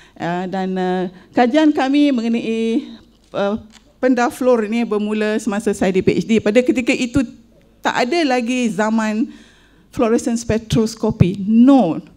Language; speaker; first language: Malay; native; Malay